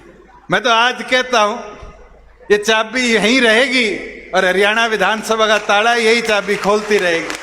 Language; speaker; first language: Hindi; native; Hindi